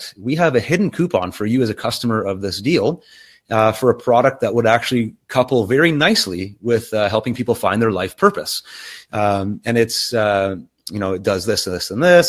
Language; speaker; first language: English; native; English